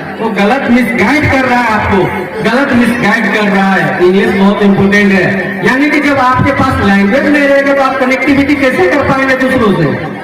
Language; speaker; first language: Hindi; native; Hindi